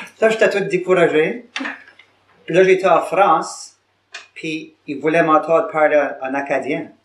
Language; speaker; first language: French; native; French